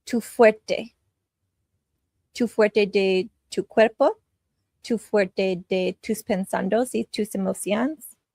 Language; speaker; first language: Spanish; non-native, learner; English